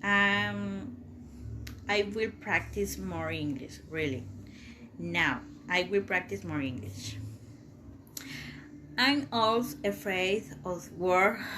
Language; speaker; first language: English; non-native, learner; Spanish